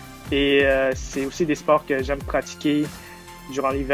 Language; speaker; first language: French; early bilingual, other home language; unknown